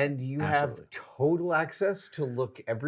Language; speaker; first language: English; native; English